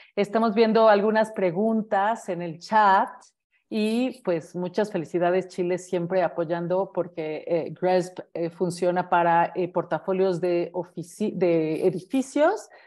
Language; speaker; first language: Spanish; native; Spanish